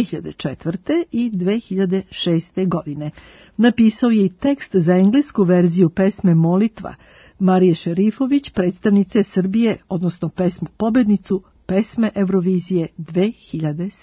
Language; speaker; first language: Serbian; native; Serbian